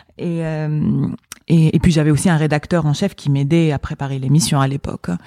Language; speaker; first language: French; non-native, local second language; Arabic